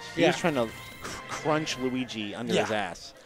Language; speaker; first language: English; native; English